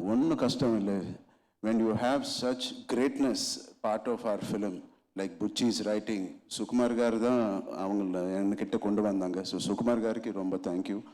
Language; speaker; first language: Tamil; non-native, local second language; Telugu